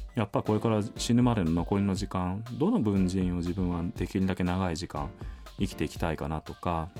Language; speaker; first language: Japanese; native; Japanese